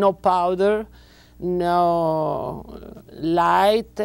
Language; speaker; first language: English; non-native, learner; Italian